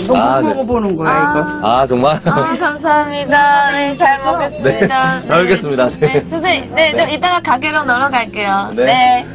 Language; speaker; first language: Korean; non-native, fluent; Chinese